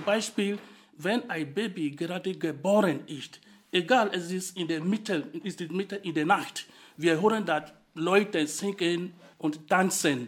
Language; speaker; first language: German; non-native, fluent; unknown